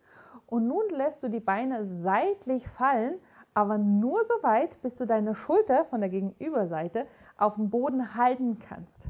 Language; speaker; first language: German; native; German